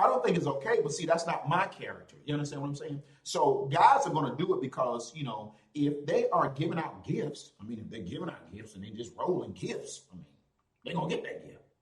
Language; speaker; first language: English; native; English